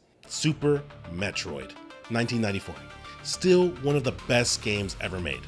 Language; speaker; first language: English; native; English